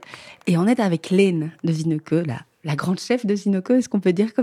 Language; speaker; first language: French; native; French